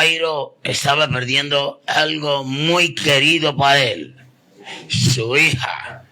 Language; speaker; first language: Spanish; native; Spanish